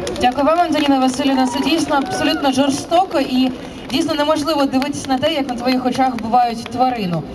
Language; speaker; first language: Ukrainian; native; Ukrainian